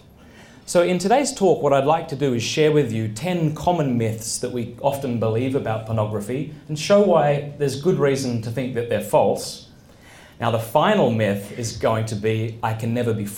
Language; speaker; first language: English; native; English